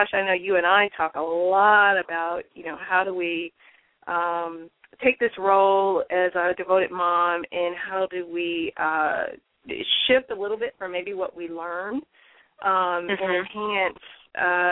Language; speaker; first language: English; native; English